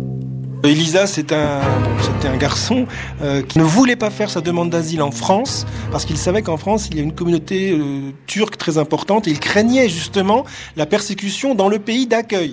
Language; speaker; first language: French; native; French